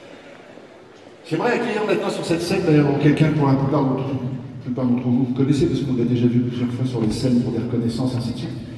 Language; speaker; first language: French; native; French